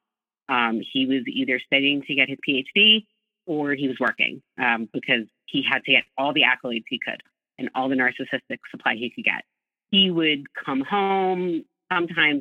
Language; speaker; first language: English; native; English